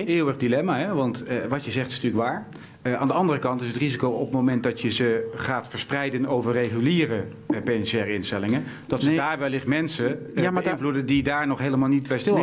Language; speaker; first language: Dutch; native; Dutch